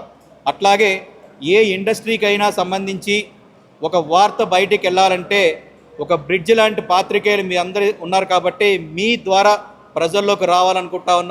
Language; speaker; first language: Telugu; native; Telugu